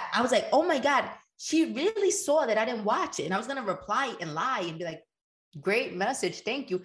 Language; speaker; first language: English; early bilingual, other home language; Spanish